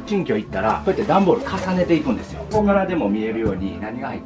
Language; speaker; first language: Japanese; native; Japanese